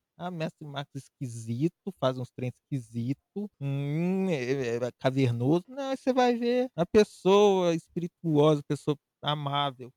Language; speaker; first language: Portuguese; native; Portuguese